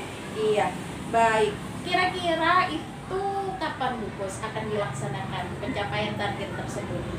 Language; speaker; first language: Indonesian; native; Indonesian